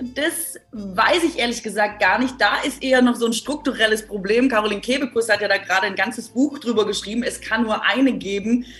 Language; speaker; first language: German; native; German